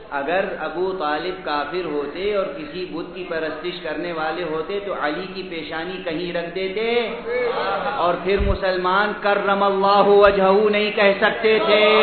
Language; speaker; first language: Urdu; native; Urdu